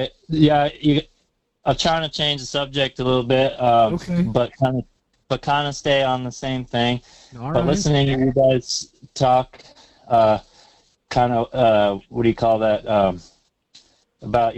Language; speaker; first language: English; native; English